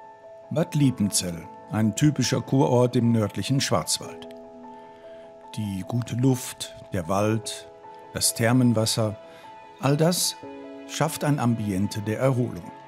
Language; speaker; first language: German; native; German